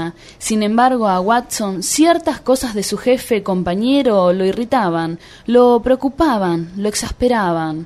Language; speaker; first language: Spanish; native; Spanish